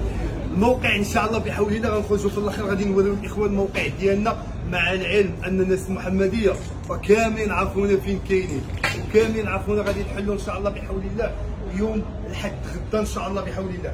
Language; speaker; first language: Arabic; native; Arabic